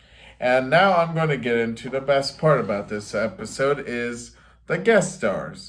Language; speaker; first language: English; native; English